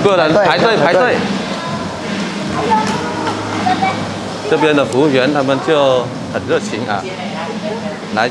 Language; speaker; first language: Chinese; non-native, learner; Vietnamese